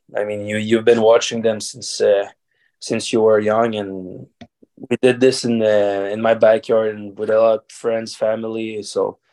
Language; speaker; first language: English; native; English